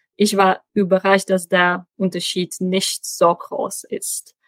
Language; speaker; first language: German; non-native, fluent; Czech